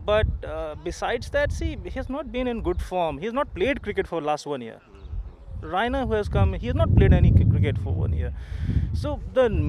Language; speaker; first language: English; non-native, local second language; Hindi